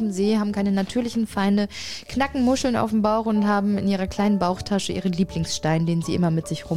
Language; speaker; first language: German; native; German